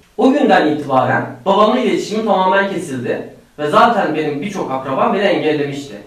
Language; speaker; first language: Turkish; non-native, fluent; Uyghur